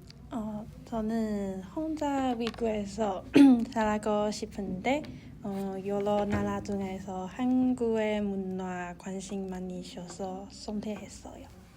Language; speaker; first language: Korean; non-native, learner; Chinese